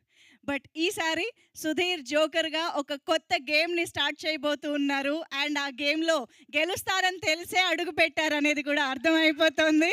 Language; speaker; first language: Telugu; native; Telugu